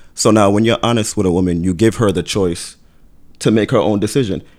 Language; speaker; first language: English; native; English